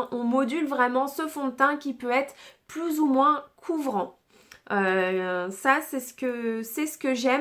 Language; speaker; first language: French; native; French